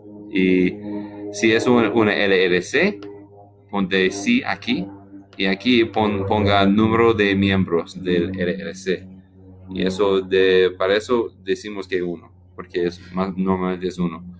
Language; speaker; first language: Spanish; non-native, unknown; English